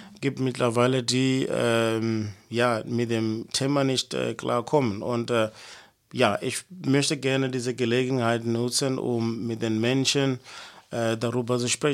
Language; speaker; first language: German; non-native, fluent; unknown